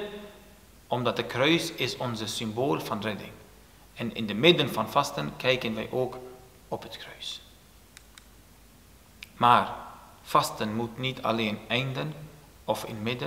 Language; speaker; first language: Dutch; non-native, fluent; Turoyo